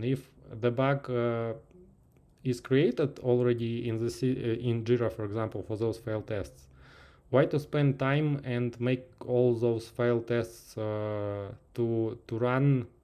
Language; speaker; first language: English; non-native, fluent; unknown